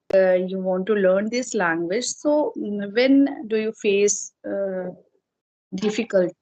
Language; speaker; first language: English; non-native, fluent; Hindi